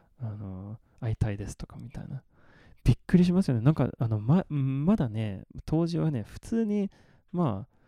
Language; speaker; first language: Japanese; non-native, fluent; Swedish